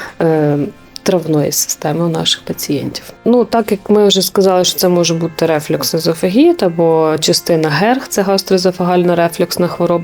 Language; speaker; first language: Ukrainian; native; Ukrainian